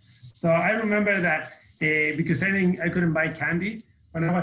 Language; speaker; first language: English; non-native, fluent; Spanish